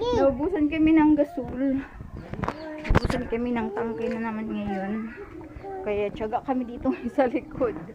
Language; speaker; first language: Filipino; non-native, local second language; Waray